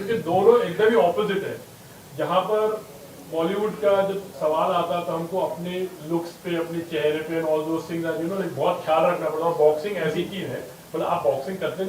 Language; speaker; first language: Hindi; native; Hindi